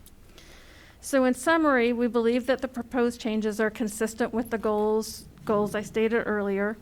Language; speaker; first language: English; native; English